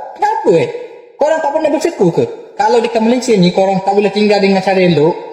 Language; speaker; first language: Malay; non-native, fluent; Bangla